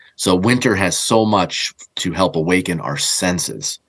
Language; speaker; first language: English; native; English